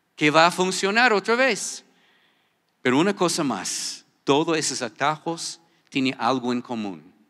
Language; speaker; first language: Spanish; non-native, fluent; English